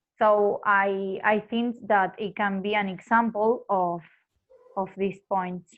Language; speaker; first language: English; non-native, fluent; Spanish